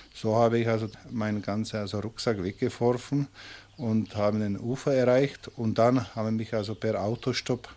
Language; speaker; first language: German; non-native, fluent; Czech